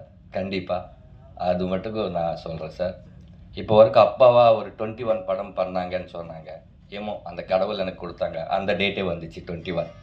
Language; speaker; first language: Tamil; non-native, learner; Telugu